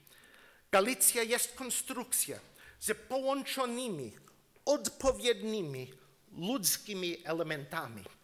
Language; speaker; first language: Polish; non-native, learner; English